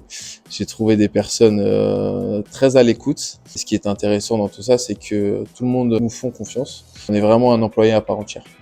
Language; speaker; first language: French; native; French